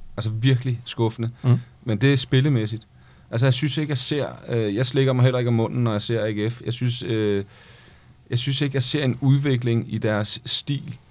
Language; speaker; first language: Danish; native; Danish